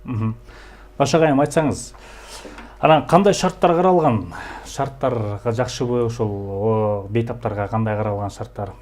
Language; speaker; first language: Kyrgyz; native; Kyrgyz